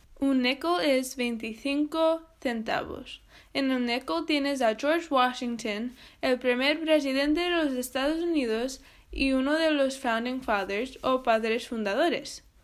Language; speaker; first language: Spanish; non-native, fluent; English